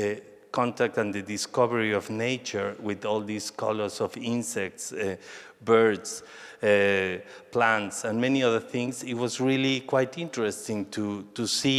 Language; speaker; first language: English; non-native, fluent; Spanish